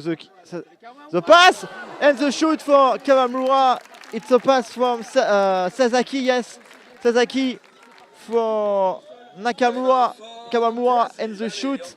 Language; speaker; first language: English; non-native, learner; French